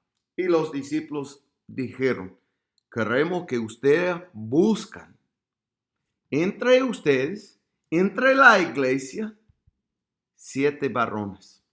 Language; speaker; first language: Spanish; non-native, fluent; English